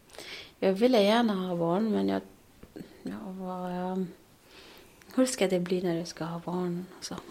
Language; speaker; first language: Swedish; non-native, learner; Arabic